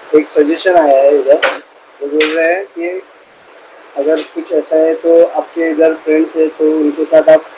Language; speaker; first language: Hindi; non-native, local second language; Marathi